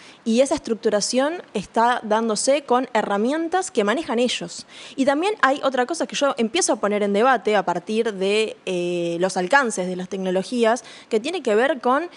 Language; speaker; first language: Spanish; native; Spanish